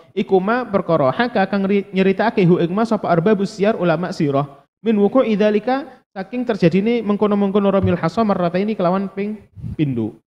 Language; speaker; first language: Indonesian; non-native, local second language; Javanese